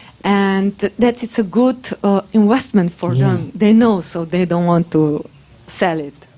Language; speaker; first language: English; non-native, learner; Slovenian